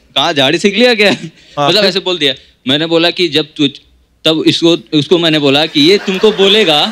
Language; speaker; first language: Hindi; native; Hindi